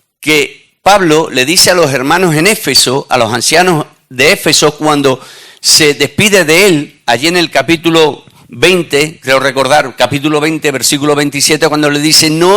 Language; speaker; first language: Spanish; native; Spanish